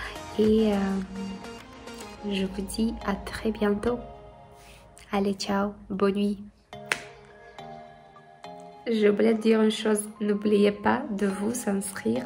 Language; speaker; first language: French; non-native, fluent; Russian